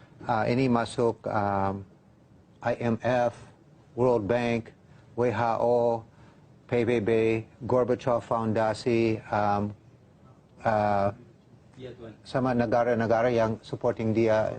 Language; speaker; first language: Indonesian; non-native, fluent; English